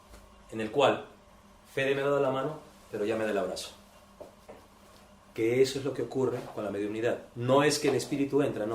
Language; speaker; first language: Spanish; native; Spanish